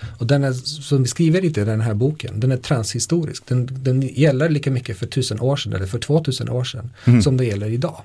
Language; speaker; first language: Swedish; non-native, fluent; Polish